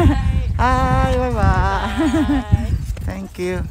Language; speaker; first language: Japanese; non-native, learner; Filipino